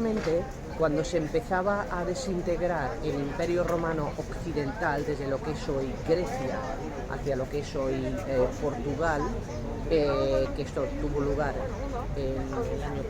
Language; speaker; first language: Spanish; native; Spanish